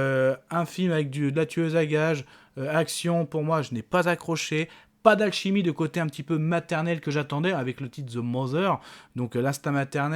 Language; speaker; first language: French; native; French